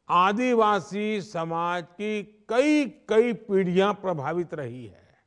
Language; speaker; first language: Hindi; non-native, local second language; Gujarati